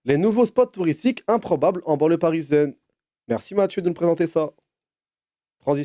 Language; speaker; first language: French; native; French